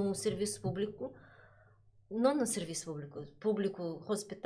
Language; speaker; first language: Portuguese; non-native, learner; Russian